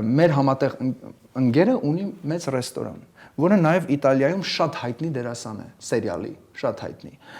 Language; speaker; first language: Armenian; early bilingual, heritage; Armenian